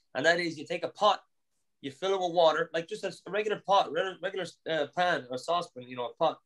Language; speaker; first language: English; native; English